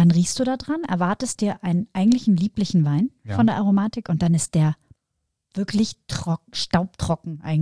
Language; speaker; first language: German; native; German